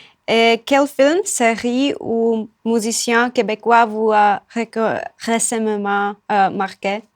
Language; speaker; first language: French; non-native, fluent; Czech